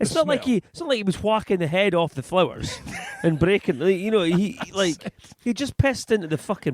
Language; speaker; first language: English; native; English